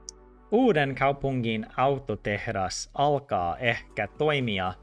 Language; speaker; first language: Finnish; non-native, learner; English